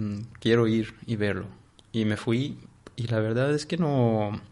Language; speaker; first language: Spanish; non-native, fluent; Arabic